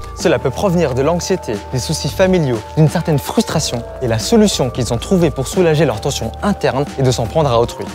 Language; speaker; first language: French; early bilingual, other home language; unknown